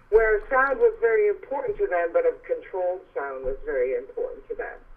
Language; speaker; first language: English; native; English